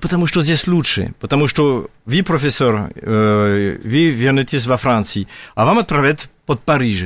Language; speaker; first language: Russian; non-native, fluent; French